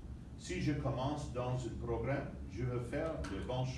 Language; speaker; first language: French; non-native, learner; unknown